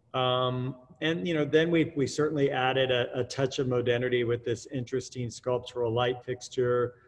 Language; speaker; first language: English; native; English